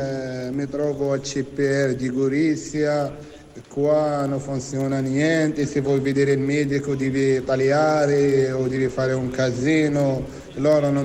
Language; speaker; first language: Italian; non-native, fluent; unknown